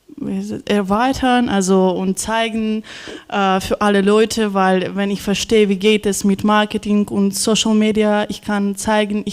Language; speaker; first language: German; non-native, learner; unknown